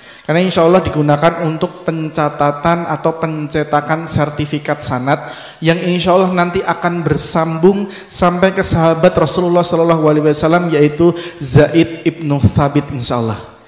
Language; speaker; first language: Indonesian; native; Indonesian